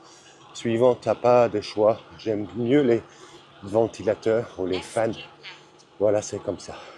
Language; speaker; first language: French; non-native, fluent; English